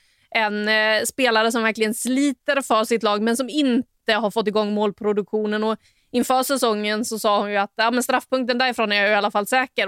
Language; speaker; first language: Swedish; native; Swedish